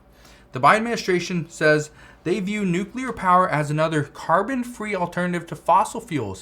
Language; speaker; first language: English; native; English